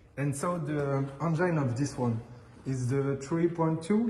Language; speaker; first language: English; non-native, learner; French